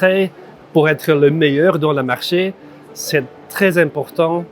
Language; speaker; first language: French; non-native, fluent; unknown